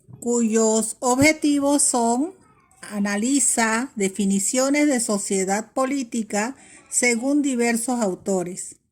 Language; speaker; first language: Spanish; native; Spanish